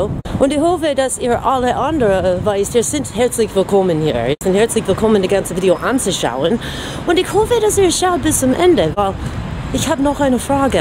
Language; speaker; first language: German; non-native, fluent; English